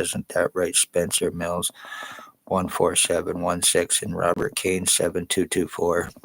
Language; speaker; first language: English; native; English